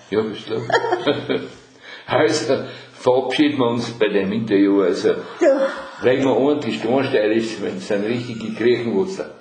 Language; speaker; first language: German; native; German